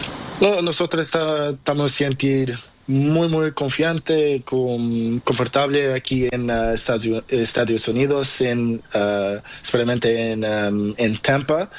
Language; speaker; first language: Spanish; non-native, learner; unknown